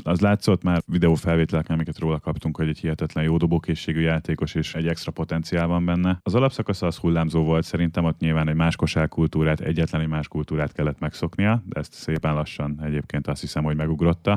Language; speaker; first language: Hungarian; native; Hungarian